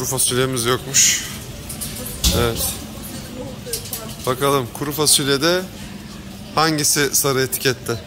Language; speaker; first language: Turkish; native; Turkish